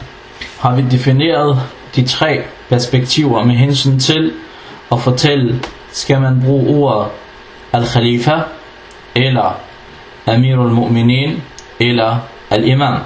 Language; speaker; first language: Danish; non-native, fluent; Arabic